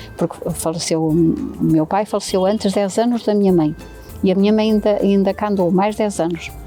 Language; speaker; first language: Portuguese; native; Portuguese